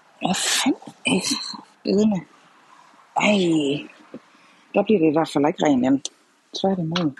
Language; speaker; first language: Danish; native; Danish